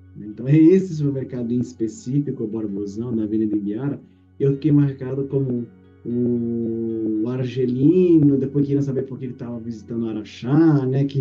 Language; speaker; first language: Portuguese; native; Portuguese